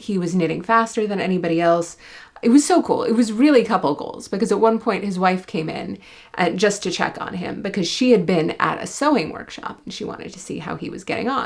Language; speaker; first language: English; native; English